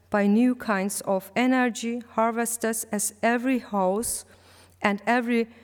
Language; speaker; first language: English; non-native, learner; Turkish